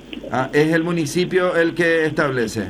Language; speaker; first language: Spanish; native; Spanish